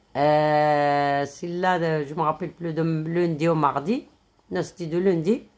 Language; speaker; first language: French; non-native, local second language; Arabic